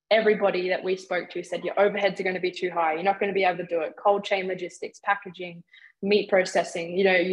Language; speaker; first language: English; native; English